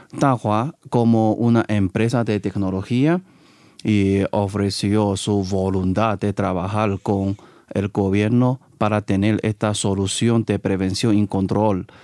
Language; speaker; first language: Spanish; non-native, fluent; Chinese